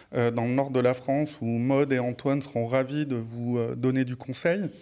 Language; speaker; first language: French; native; French